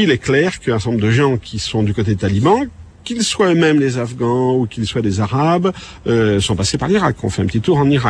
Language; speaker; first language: French; native; French